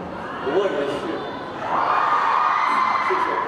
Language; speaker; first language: Chinese; non-native, learner; Korean